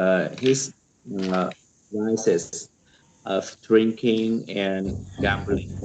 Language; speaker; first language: English; non-native, learner; Vietnamese